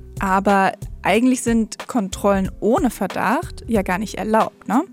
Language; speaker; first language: German; native; German